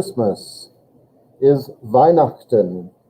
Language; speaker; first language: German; non-native, fluent; English